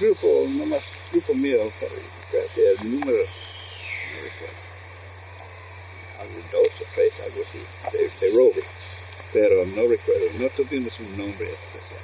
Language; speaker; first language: Spanish; non-native, fluent; English